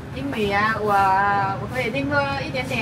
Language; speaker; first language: Chinese; non-native, learner; Vietnamese